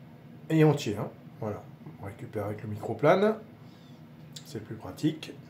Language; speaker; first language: French; native; French